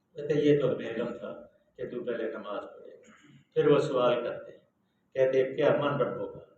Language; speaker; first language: Urdu; non-native, local second language; Punjabi